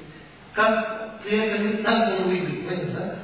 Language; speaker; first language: Russian; non-native, learner; Tibetan